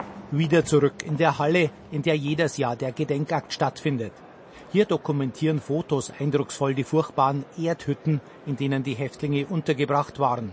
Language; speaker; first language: German; native; German